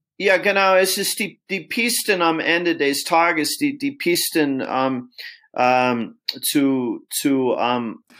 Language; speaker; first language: German; non-native, fluent; English